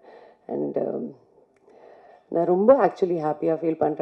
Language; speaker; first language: Tamil; non-native, fluent; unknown